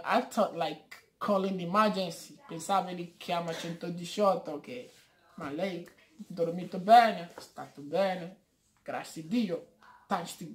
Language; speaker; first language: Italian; non-native, learner; English